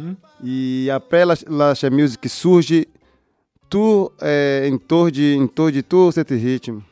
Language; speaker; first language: French; non-native, learner; Portuguese